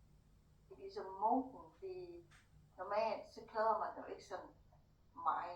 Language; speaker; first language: Danish; non-native, fluent; Thai